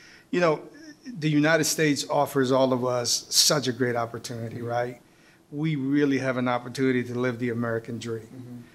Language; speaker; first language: English; early bilingual, other home language; Spanish